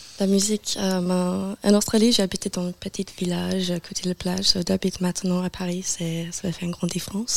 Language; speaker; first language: French; non-native, learner; English